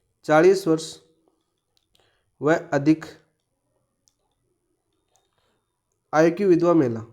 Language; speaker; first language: Hindi; native; Hindi